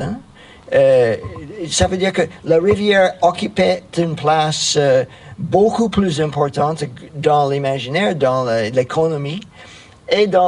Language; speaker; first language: French; non-native, fluent; English